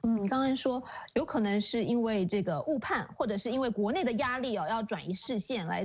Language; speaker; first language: Chinese; native; Chinese